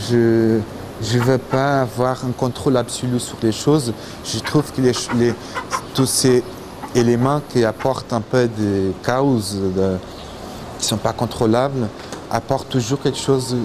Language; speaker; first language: French; non-native, fluent; Portuguese